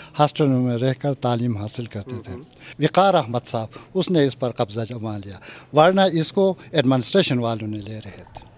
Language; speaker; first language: Urdu; non-native, local second language; Khowar